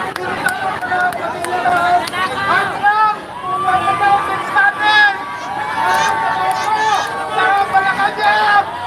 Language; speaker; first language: Filipino; non-native, local second language; Iloko